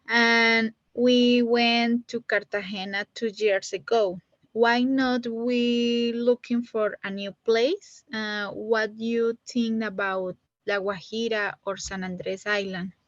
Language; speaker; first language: English; non-native, learner; Spanish